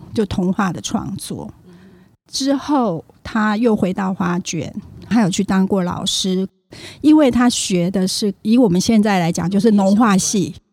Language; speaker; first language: Chinese; native; Chinese